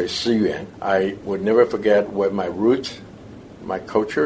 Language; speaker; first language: English; non-native, local second language; Cantonese